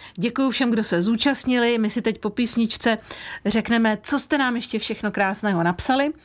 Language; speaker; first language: Czech; native; Czech